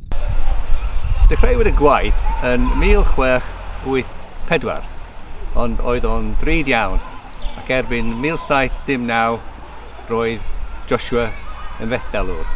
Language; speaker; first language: Welsh; non-native, learner; English